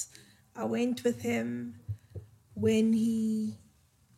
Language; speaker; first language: English; native; English